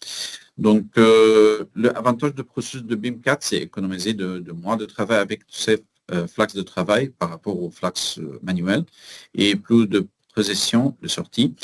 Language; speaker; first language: French; non-native, learner; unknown